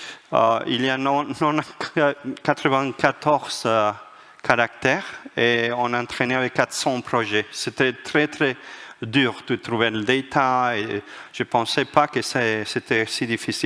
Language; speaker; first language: French; non-native, fluent; Spanish